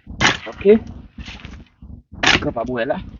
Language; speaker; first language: French; non-native, learner; Haitian Creole